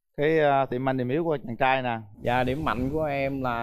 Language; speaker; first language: Vietnamese; native; Vietnamese